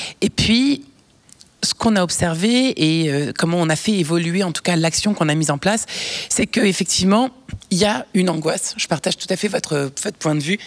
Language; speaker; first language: French; native; French